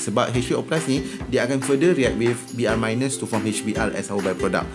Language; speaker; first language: English; non-native, local second language; Malay